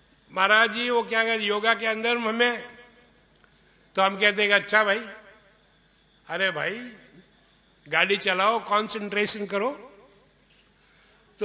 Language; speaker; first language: Hindi; non-native, local second language; Marwari